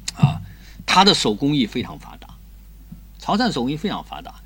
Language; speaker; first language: Chinese; native; Chinese